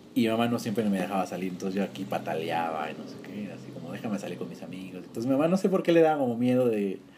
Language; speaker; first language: Spanish; native; Spanish